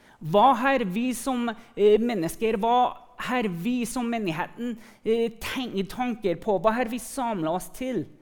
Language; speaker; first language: Norwegian; early bilingual, other home language; English